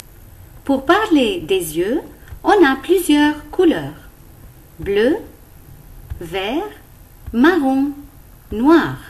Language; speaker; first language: French; non-native, local second language; Arabic